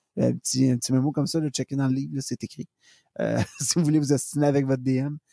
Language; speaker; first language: French; native; French